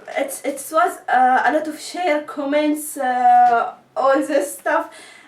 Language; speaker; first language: English; non-native, learner; Arabic